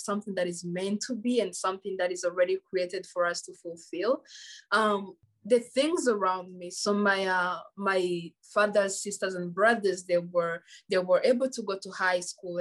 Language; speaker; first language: English; non-native, local second language; Kinyarwanda